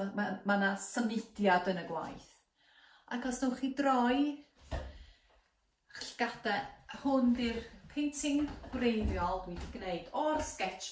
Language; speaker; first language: Welsh; native; Welsh